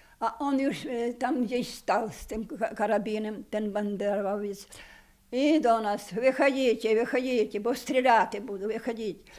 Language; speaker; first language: Polish; non-native, local second language; Ukrainian